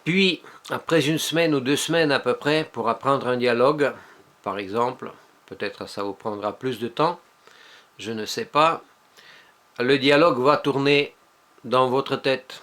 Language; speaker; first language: French; non-native, fluent; Russian